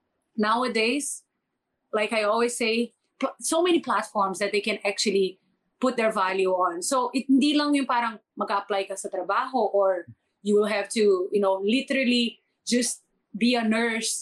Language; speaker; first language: English; non-native, fluent; Portuguese